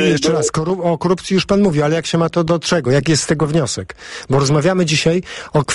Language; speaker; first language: Polish; native; Polish